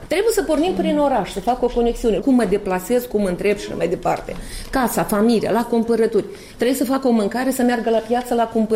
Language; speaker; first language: Romanian; native; Romanian